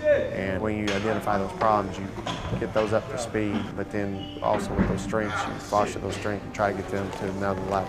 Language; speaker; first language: English; native; English